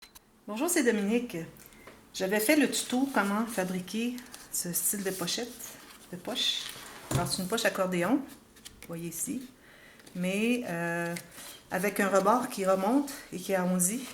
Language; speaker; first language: French; native; French